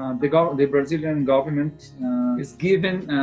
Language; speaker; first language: English; non-native, learner; Portuguese